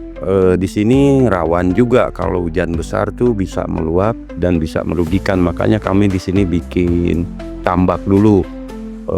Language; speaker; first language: Indonesian; non-native, local second language; Sundanese